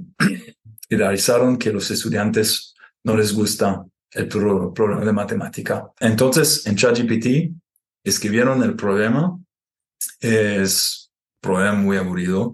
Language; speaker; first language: Spanish; non-native, fluent; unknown